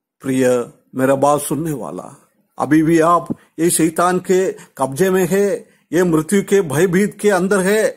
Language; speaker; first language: Hindi; non-native, local second language; Malayalam